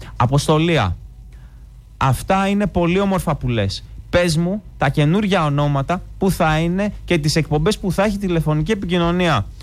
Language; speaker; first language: Greek; native; Greek